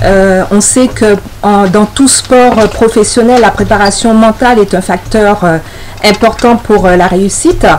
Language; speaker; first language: French; native; French